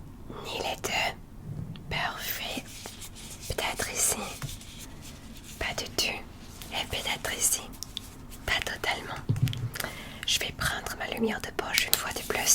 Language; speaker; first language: French; non-native, learner; English